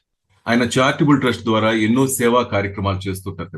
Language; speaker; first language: Telugu; native; Telugu